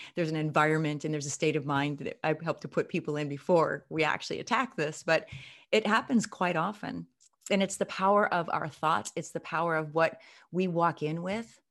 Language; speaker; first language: English; native; English